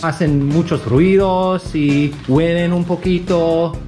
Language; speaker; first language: Spanish; non-native, learner; English